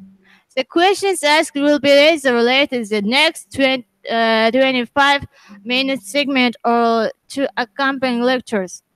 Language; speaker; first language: English; non-native, learner; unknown